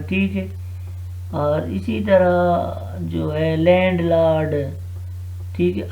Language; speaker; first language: Urdu; non-native, local second language; Punjabi